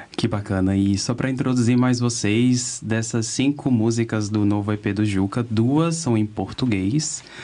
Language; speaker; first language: Portuguese; native; Portuguese